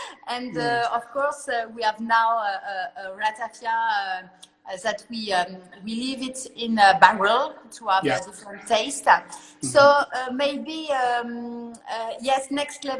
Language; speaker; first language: English; non-native, learner; French